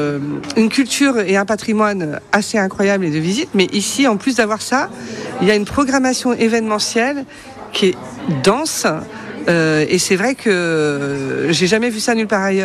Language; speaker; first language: French; native; French